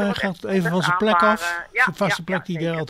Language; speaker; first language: Dutch; native; Dutch